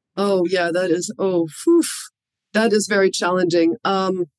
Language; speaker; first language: English; non-native, fluent; German